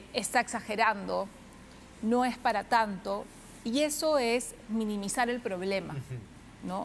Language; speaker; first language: Spanish; native; Spanish